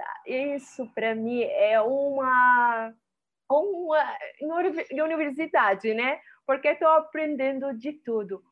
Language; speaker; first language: Portuguese; non-native, fluent; Arabic